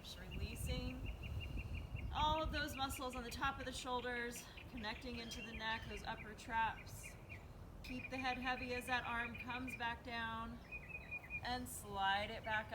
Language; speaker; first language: English; native; English